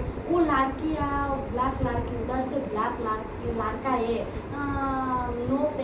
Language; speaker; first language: Hindi; non-native, learner; Bangla